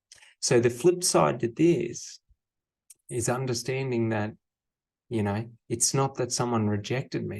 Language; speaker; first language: English; native; English